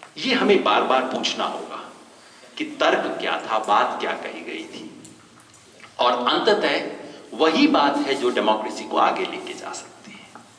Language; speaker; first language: Hindi; native; Hindi